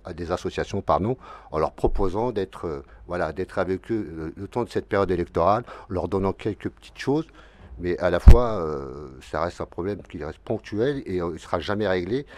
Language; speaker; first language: French; native; French